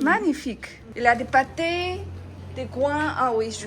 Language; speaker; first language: French; non-native, learner; Chinese